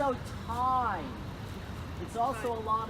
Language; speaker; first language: English; native; English